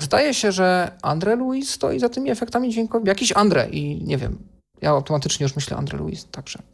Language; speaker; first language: Polish; native; Polish